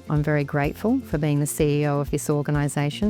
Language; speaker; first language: English; native; English